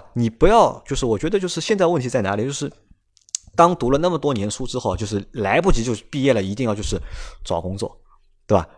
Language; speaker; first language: Chinese; non-native, local second language; Wu Chinese